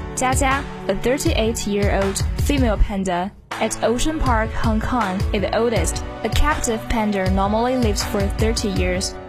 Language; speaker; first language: English; non-native, fluent; Chinese